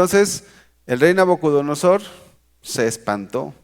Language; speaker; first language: Spanish; native; Spanish